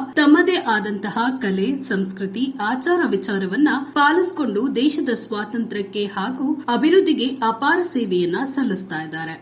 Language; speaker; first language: Kannada; native; Kannada